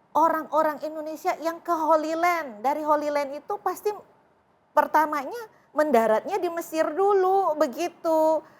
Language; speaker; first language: Indonesian; native; Indonesian